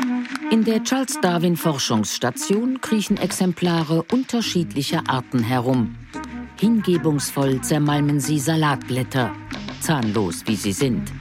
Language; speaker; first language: German; native; German